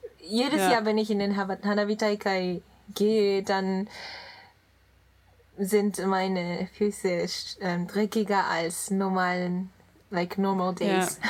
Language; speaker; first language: German; non-native, learner; Japanese